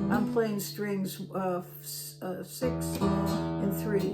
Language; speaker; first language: English; native; English